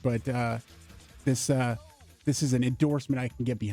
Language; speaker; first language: English; native; English